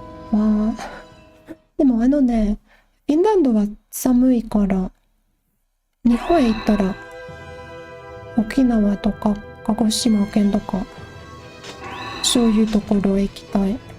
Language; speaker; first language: Japanese; non-native, learner; English